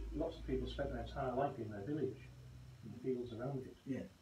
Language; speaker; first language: English; native; English